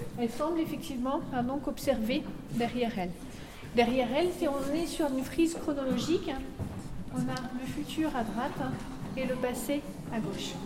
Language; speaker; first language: French; native; French